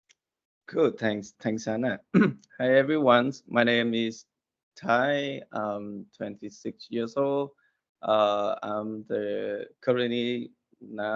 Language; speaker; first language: English; non-native, learner; Vietnamese